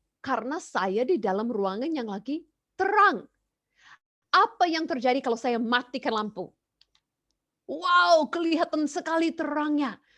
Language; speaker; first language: Indonesian; non-native, fluent; English